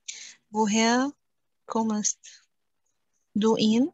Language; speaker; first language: German; non-native, learner; Arabic